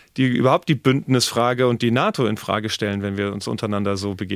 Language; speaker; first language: German; native; German